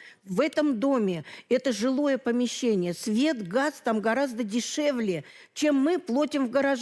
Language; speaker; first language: Russian; native; Russian